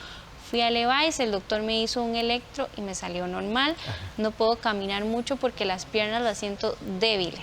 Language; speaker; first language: Spanish; native; Spanish